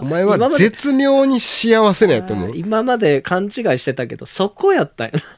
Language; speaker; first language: Japanese; native; Japanese